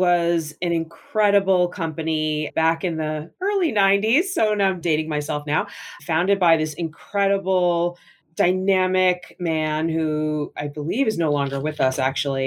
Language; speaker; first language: English; native; English